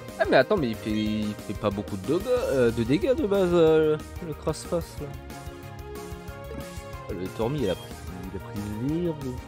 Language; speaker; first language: French; native; French